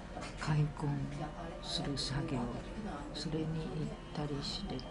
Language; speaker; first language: Japanese; native; Japanese